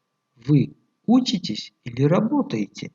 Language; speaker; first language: Russian; non-native, fluent; Tajik